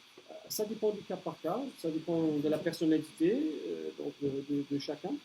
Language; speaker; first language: French; native; French